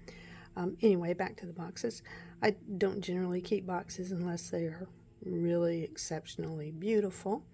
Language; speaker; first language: English; native; English